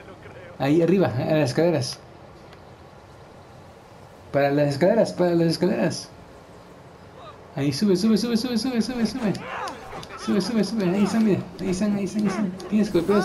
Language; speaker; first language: Spanish; native; Spanish